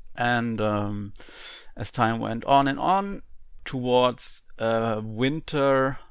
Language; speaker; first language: English; non-native, fluent; German